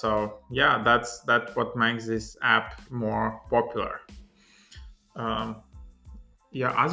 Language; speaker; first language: English; non-native, fluent; Ukrainian